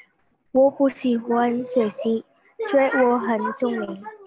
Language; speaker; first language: Chinese; non-native, learner; Indonesian